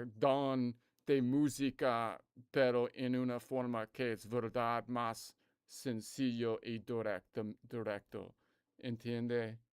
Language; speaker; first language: Spanish; non-native, learner; English